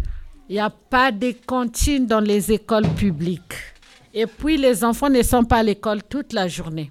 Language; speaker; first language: French; non-native, local second language; Lingala